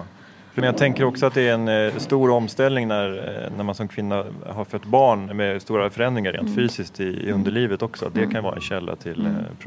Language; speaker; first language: Swedish; native; Swedish